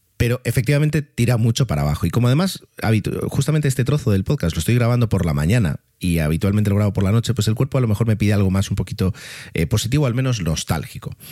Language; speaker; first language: Spanish; native; Spanish